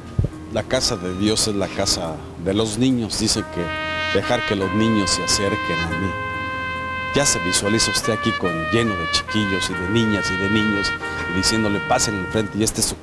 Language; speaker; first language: Spanish; native; Spanish